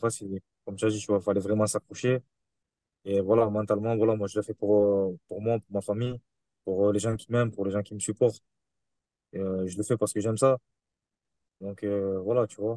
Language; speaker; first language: French; native; French